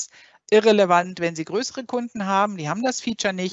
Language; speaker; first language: German; native; German